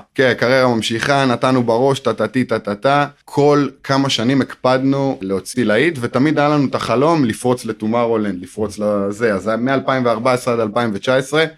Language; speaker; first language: Hebrew; native; Hebrew